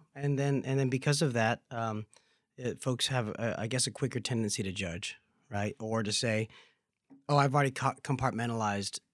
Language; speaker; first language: English; native; English